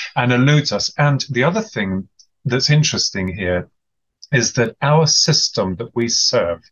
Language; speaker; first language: English; native; English